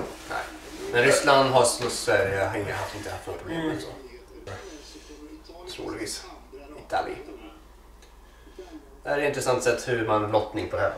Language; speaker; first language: Swedish; native; Swedish